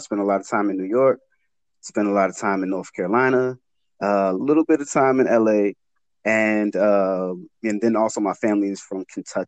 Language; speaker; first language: English; native; English